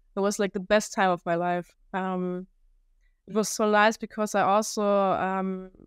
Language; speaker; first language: English; non-native, fluent; German